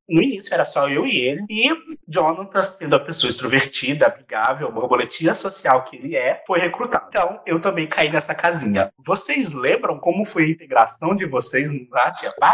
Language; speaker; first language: Portuguese; native; Portuguese